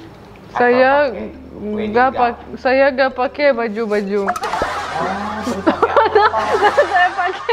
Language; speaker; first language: Indonesian; non-native, learner; Russian